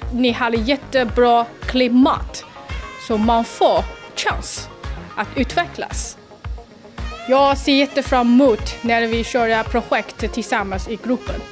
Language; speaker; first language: Swedish; non-native, fluent; Chinese